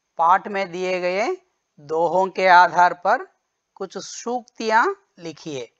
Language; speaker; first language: Hindi; non-native, local second language; Telugu